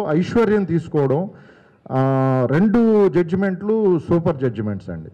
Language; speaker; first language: Telugu; native; Telugu